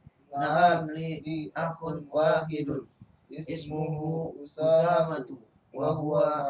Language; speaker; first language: Arabic; non-native, learner; Indonesian